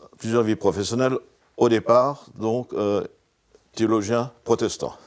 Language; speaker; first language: French; non-native, local second language; Swiss German